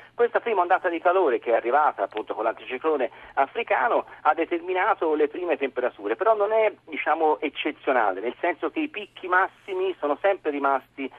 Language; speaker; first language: Italian; native; Italian